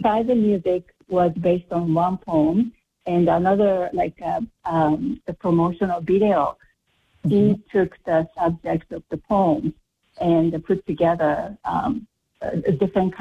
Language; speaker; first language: English; non-native, fluent; Japanese